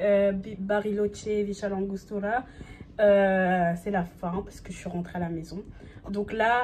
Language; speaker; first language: French; native; French